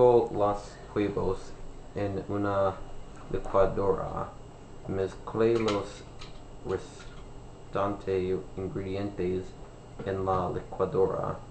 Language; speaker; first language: Spanish; non-native, learner; English